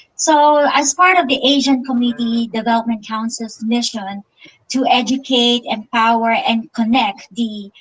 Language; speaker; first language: English; non-native, local second language; Filipino